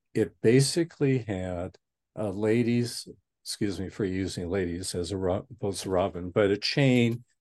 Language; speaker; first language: English; native; English